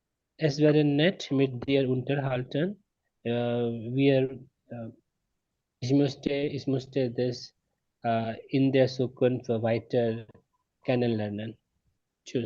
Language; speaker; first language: German; non-native, learner; Hindi